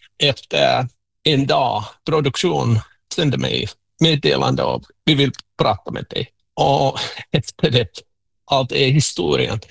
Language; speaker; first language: Swedish; non-native, local second language; Finnish